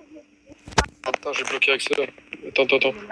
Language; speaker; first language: French; native; French